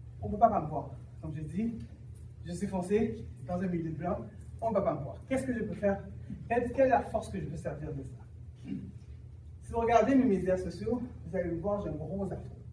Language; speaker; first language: French; early bilingual, other home language; Haitian Creole